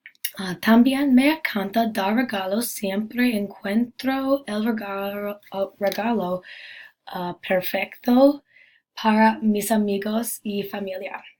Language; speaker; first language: Spanish; non-native, learner; English